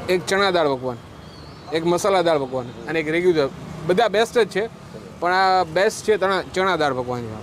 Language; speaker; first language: Gujarati; native; Gujarati